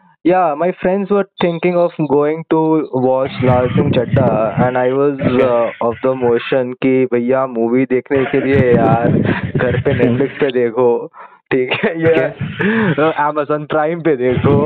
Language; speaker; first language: English; non-native, local second language; Hindi